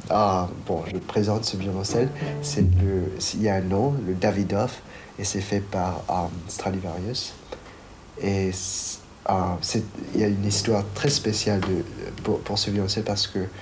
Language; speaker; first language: French; non-native, fluent; Chinese